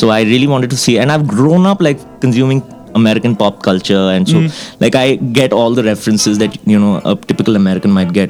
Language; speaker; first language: English; non-native, local second language; Hindi